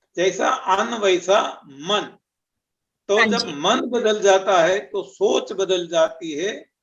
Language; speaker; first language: Hindi; non-native, local second language; Marathi